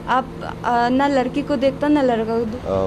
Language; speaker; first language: Hindi; non-native, fluent; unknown